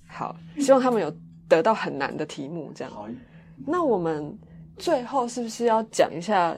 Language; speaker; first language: Chinese; native; Chinese